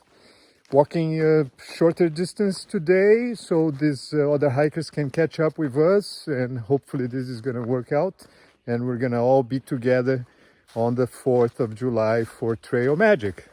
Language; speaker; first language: English; non-native, fluent; Portuguese